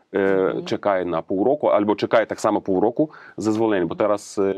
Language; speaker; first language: Polish; non-native, learner; Ukrainian